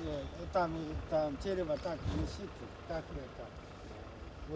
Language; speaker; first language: Russian; non-native, learner; Korean